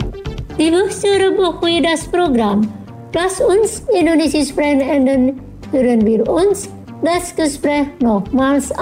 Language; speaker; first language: German; non-native, fluent; Indonesian